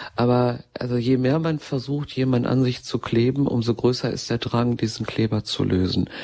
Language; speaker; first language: German; native; German